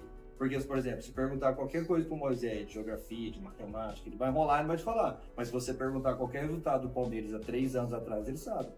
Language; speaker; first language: Portuguese; native; Portuguese